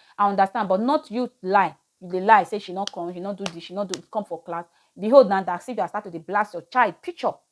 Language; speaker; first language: Nigerian Pidgin; native; Nigerian Pidgin